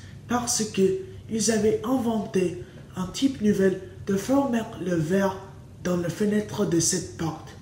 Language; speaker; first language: French; non-native, learner; English